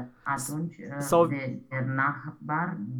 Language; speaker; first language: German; non-native, learner; Romanian